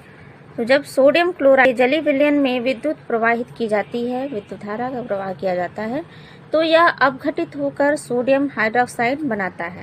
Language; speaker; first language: Hindi; native; Hindi